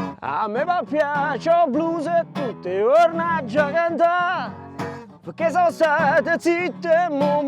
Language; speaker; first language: Italian; native; Italian